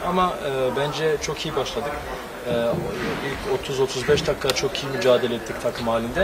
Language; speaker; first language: Turkish; early bilingual, heritage; Turkish